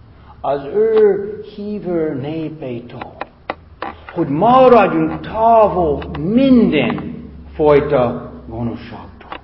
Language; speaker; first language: Hungarian; non-native, fluent; English